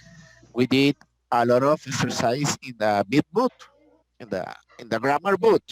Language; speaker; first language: English; non-native, learner; Spanish